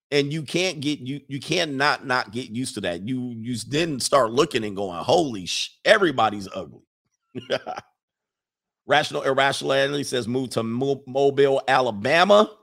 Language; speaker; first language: English; native; English